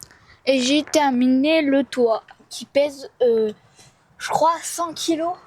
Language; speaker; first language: French; native; French